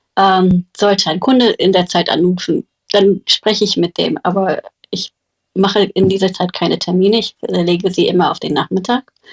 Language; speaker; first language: German; non-native, fluent; English